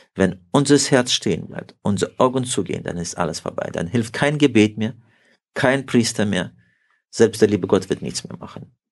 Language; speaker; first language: German; early bilingual, heritage; Russian